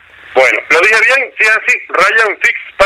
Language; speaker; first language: Spanish; native; Spanish